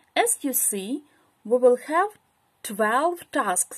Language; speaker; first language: English; non-native, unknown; Ukrainian